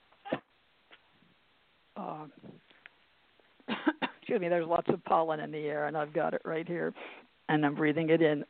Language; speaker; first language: English; native; English